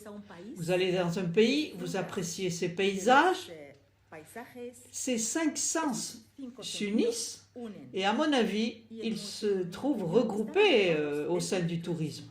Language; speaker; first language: French; non-native, fluent; Arabic